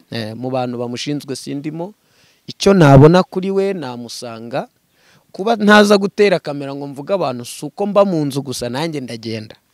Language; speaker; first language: Kinyarwanda; native; Kinyarwanda